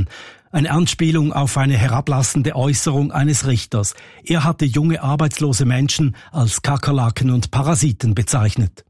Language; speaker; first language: German; native; German